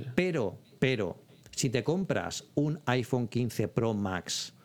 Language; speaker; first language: Spanish; native; Spanish